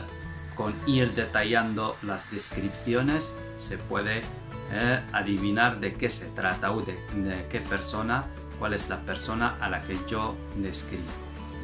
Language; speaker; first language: Spanish; non-native, fluent; Arabic